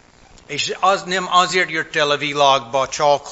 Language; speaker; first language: Hungarian; non-native, fluent; English